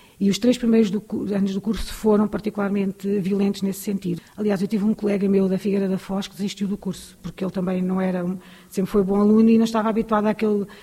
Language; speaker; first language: Portuguese; native; Portuguese